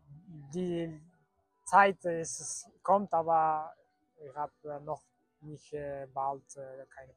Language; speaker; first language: German; non-native, learner; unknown